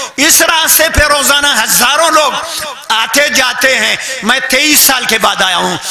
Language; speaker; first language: Urdu; non-native, local second language; Brahui